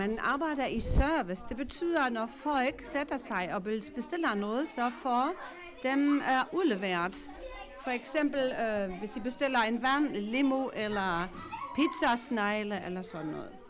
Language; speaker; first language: Danish; non-native, local second language; German